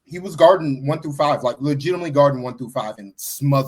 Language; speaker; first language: English; native; English